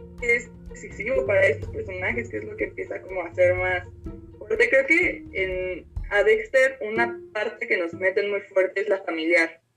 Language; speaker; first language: Spanish; native; Spanish